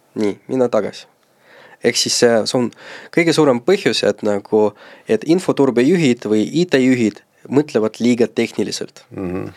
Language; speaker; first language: Estonian; non-native, local second language; Russian